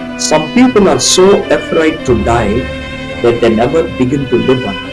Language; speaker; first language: English; non-native, local second language; Telugu